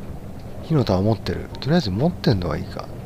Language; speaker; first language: Japanese; native; Japanese